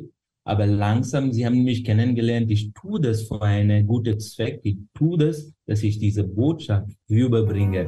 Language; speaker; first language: German; non-native, fluent; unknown